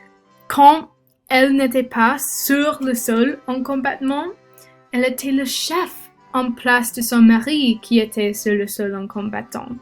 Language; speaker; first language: French; non-native, learner; English